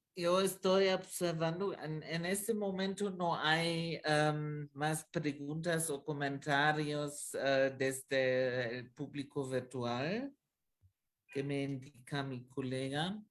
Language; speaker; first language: Spanish; non-native, fluent; German